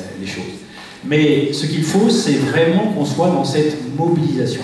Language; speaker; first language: French; native; French